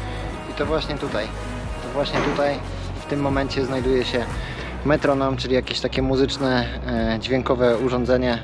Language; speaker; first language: Polish; native; Polish